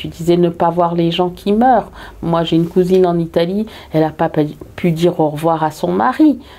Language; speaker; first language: French; early bilingual, heritage; French